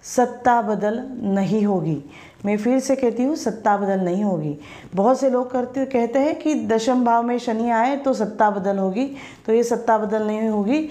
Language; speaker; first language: Hindi; non-native, local second language; Marathi